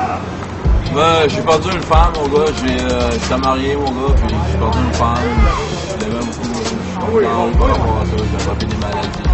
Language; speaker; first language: French; native; French